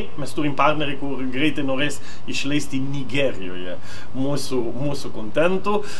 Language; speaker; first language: Lithuanian; non-native, fluent; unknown